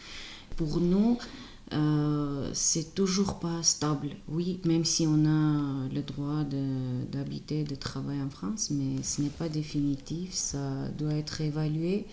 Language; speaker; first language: French; non-native, fluent; Armenian